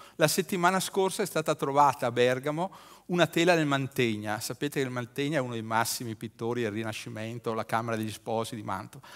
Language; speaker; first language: Italian; native; Italian